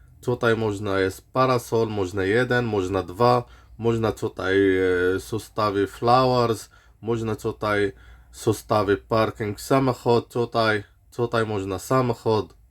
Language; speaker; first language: Polish; non-native, learner; Arabic